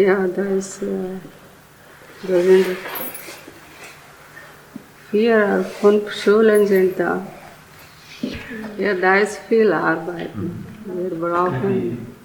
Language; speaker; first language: German; non-native, learner; Telugu